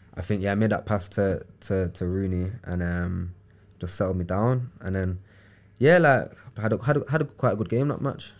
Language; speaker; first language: English; native; English